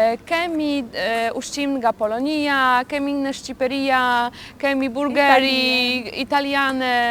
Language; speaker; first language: Albanian; non-native, learner; Polish